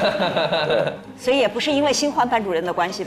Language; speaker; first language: Chinese; native; Chinese